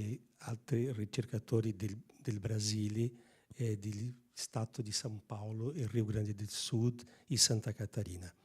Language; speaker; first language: Italian; non-native, fluent; Portuguese